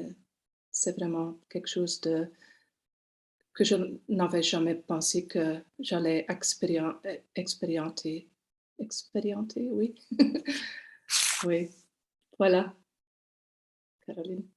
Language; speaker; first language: French; non-native, local second language; Dutch